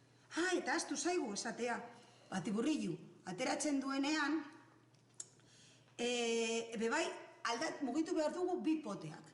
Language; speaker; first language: Basque; non-native, local second language; Spanish